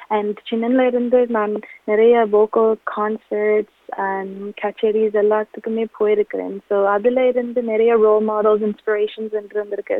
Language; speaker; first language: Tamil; early bilingual, heritage; Tamil